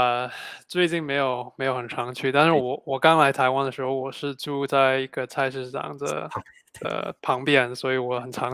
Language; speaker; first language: Chinese; non-native, fluent; English